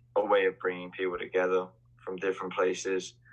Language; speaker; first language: English; native; English